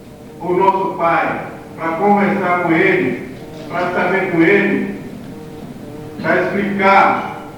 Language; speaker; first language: Portuguese; non-native, local second language; Kayapó